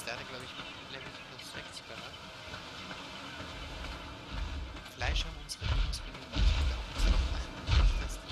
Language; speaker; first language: German; native; German